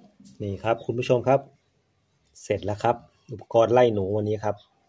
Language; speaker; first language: Thai; native; Thai